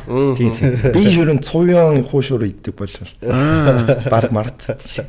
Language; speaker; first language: Mongolian; non-native, fluent; Korean